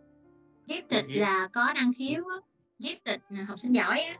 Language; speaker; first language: Vietnamese; native; Vietnamese